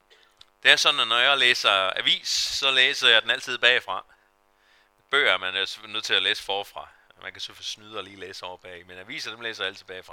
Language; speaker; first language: Danish; native; Danish